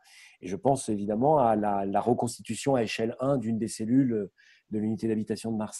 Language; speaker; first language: French; native; French